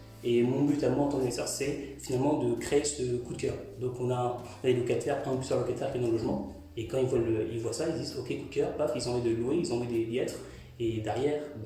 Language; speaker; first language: French; native; French